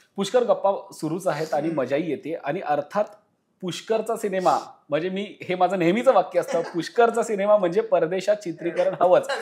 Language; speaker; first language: Marathi; native; Marathi